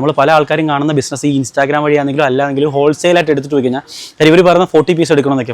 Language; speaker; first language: Malayalam; native; Malayalam